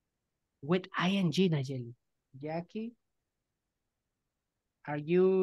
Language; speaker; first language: English; non-native, fluent; Spanish